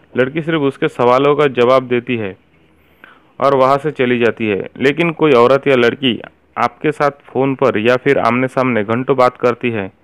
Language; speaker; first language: Hindi; native; Hindi